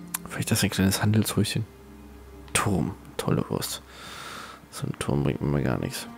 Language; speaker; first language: German; native; German